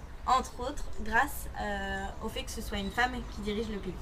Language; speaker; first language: French; native; French